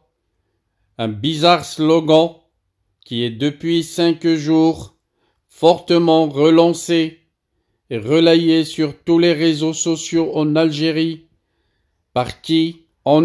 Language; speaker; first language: French; non-native, local second language; Arabic